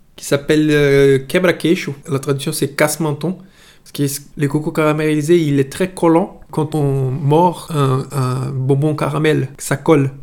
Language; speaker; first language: French; non-native, fluent; Portuguese